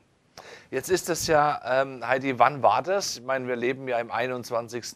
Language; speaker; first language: German; native; German